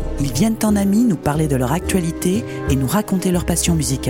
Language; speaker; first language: French; native; French